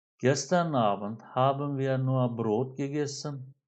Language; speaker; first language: German; non-native, fluent; Turkish